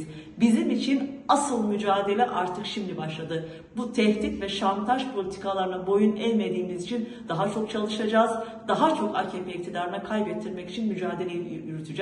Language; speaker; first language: Turkish; native; Turkish